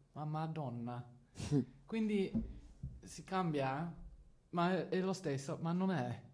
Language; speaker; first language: Italian; non-native, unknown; Spanish